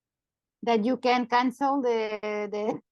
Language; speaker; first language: English; non-native, learner; Catalan